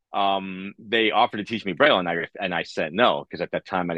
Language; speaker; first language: English; native; English